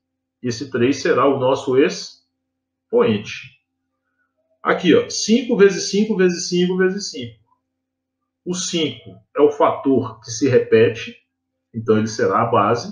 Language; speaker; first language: Portuguese; native; Portuguese